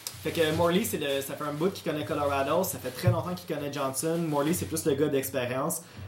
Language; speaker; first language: French; native; French